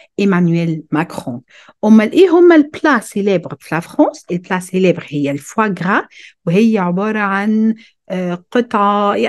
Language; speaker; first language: Arabic; early bilingual, heritage; Arabic